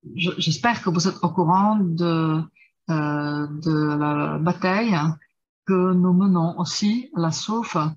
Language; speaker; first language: French; non-native, fluent; Czech